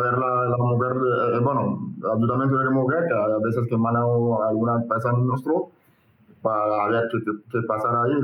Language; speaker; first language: Spanish; non-native, learner; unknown